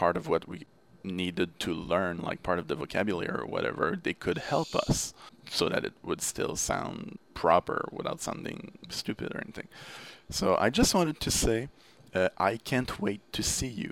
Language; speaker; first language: English; non-native, fluent; French